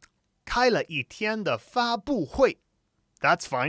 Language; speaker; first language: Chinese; non-native, fluent; English